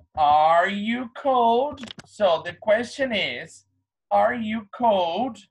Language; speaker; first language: English; non-native, fluent; Portuguese